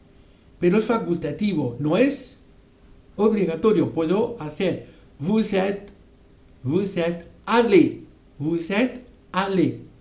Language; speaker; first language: Spanish; non-native, fluent; French